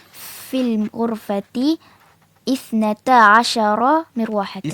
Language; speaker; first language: Arabic; non-native, learner; Malay